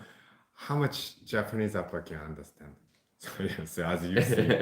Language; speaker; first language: English; non-native, fluent; Japanese